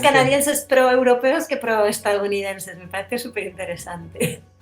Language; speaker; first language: Spanish; native; Spanish